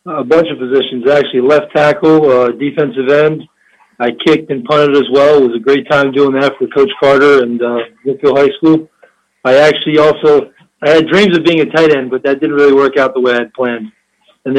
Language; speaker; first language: English; early bilingual, other home language; Albanian